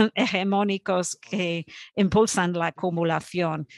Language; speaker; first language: Spanish; non-native, fluent; Dutch